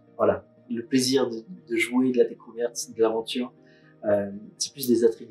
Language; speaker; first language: French; native; French